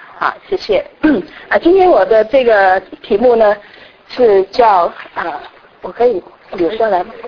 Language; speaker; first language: Chinese; non-native, local second language; Cantonese